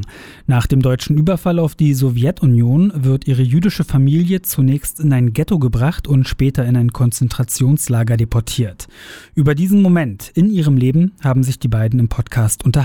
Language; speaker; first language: German; native; German